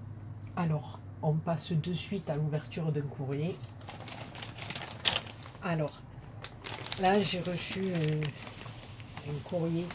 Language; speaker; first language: French; native; French